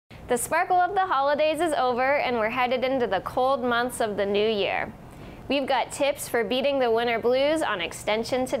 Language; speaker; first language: English; native; English